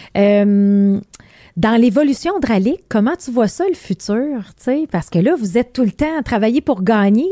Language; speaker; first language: French; native; French